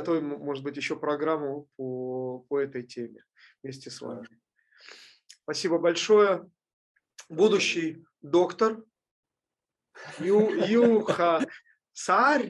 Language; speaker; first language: Russian; native; Russian